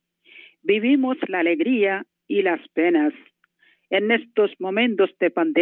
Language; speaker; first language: Spanish; non-native, fluent; Malayalam